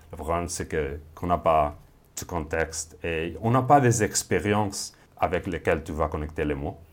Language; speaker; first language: French; non-native, fluent; Spanish